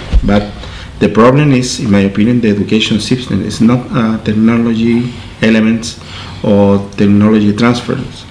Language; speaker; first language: English; non-native, learner; Spanish